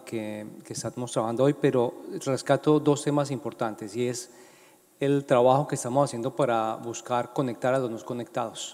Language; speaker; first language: Spanish; native; Spanish